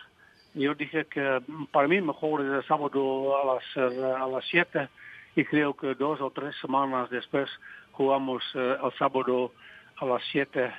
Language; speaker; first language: Spanish; non-native, fluent; Dutch